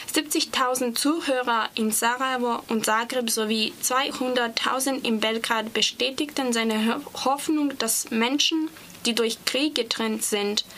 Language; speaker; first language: German; non-native, fluent; Serbian